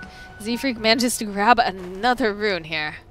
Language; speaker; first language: English; native; English